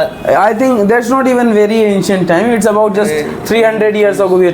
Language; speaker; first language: English; non-native, local second language; Hindi